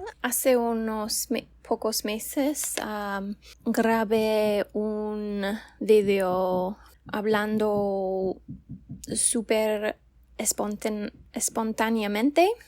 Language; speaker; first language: Spanish; non-native, learner; English